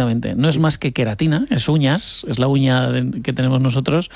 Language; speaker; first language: Spanish; native; Spanish